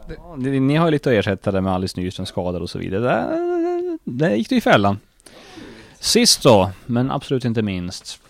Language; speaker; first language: Swedish; native; Swedish